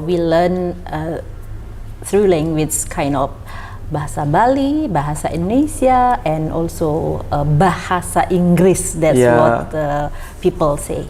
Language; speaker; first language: English; non-native, fluent; Indonesian